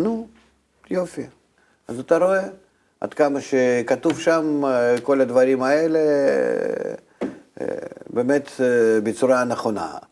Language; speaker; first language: Hebrew; non-native, fluent; Russian